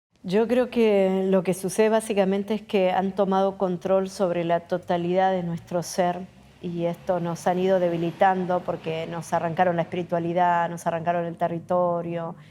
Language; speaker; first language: Spanish; native; Spanish